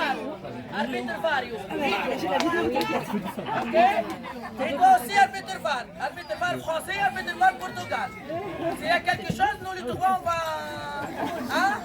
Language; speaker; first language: French; non-native, local second language; Arabic